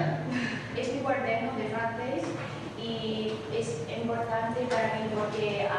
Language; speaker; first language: Spanish; non-native, learner; English